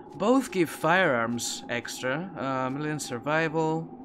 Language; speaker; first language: English; non-native, fluent; Greek